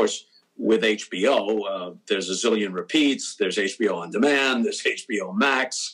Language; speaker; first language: English; native; English